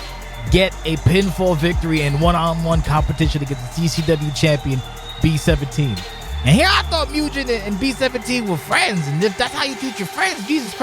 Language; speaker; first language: English; native; English